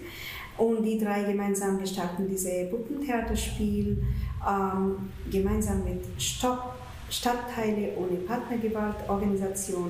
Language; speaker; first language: German; non-native, fluent; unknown